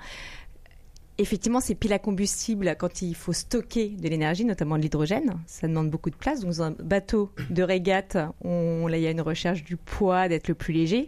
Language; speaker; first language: French; native; French